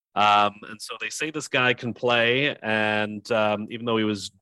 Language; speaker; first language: English; native; English